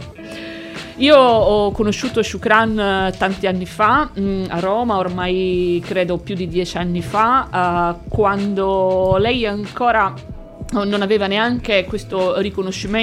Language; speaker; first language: Italian; native; Italian